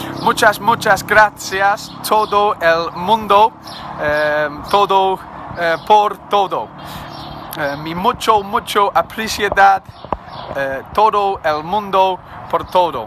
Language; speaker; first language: Spanish; non-native, learner; English